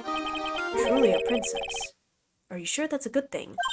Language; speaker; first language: English; native; English